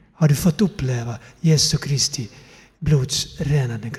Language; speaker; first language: Swedish; non-native, fluent; Finnish